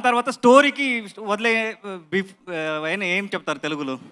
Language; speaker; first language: Telugu; non-native, learner; Kannada